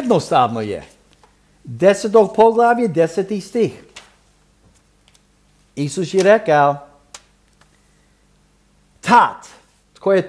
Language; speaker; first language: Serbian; early bilingual, heritage; Serbian